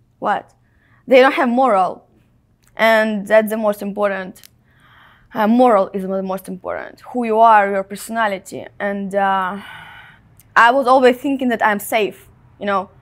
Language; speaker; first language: English; non-native, fluent; Ukrainian